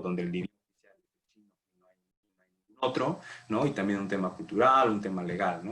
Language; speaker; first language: Spanish; native; Spanish